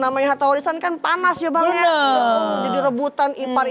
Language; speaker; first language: Indonesian; native; Indonesian